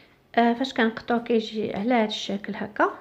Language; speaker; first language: Arabic; native; Arabic